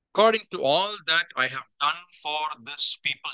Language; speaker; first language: English; non-native, local second language; Tamil